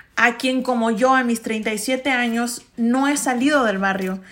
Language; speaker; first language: Spanish; early bilingual, heritage; Spanish